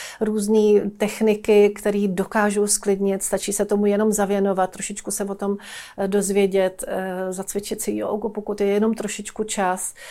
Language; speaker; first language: Czech; native; Czech